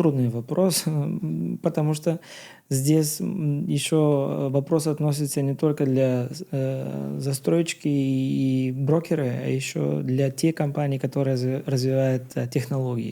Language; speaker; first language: Russian; non-native, learner; Bulgarian